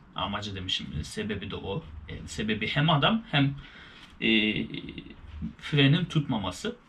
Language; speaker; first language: Turkish; native; Turkish